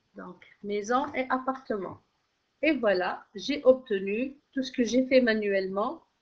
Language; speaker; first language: French; non-native, local second language; Arabic